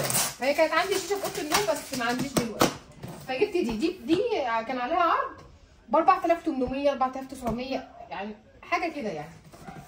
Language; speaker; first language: Arabic; native; Arabic